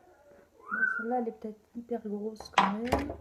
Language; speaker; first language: French; native; French